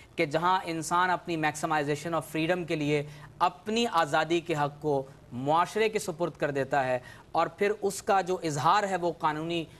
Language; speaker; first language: Urdu; native; Urdu